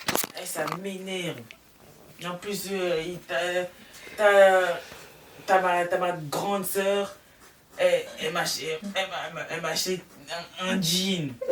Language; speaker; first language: French; native; French